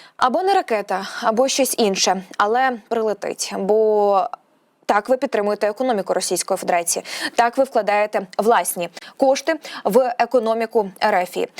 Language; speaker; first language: Ukrainian; native; Ukrainian